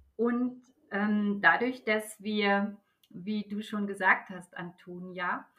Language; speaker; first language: German; native; German